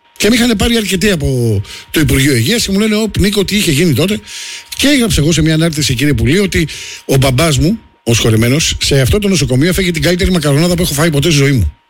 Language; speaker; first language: Greek; native; Greek